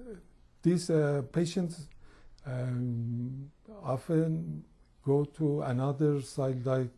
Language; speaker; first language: English; non-native, learner; Persian